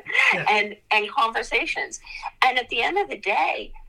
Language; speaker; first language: English; native; English